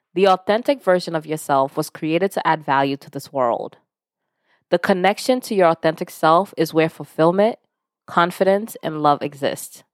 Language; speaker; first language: English; early bilingual, other home language; Yoruba